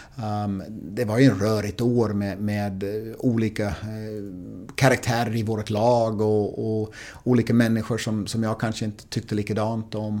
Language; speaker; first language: Swedish; non-native, fluent; English